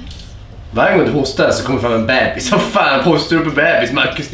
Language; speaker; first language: Swedish; native; Swedish